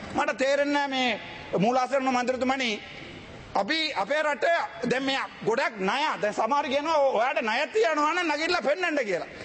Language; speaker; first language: Sinhala; non-native, local second language; Tamil